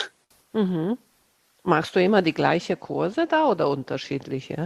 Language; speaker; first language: German; non-native, fluent; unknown